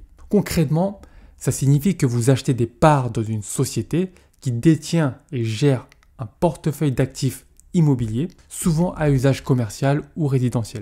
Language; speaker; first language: French; native; French